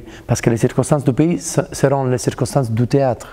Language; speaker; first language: French; non-native, fluent; Italian